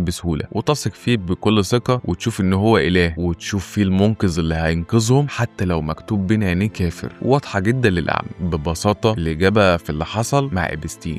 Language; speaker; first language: Arabic; native; Arabic